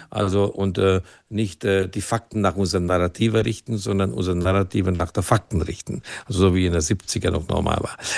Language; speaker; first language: German; non-native, fluent; Hungarian